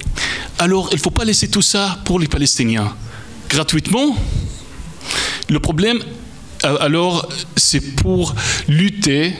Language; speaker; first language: French; non-native, fluent; Arabic